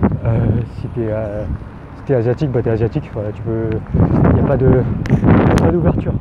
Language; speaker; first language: French; native; French